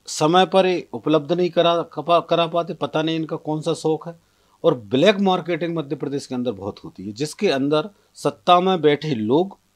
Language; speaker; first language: Hindi; native; Hindi